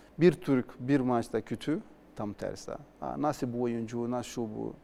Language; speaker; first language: Turkish; non-native, learner; Portuguese